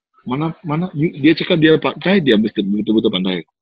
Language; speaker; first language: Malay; non-native, local second language; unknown